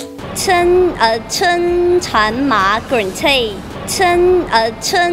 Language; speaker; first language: Thai; non-native, learner; Chinese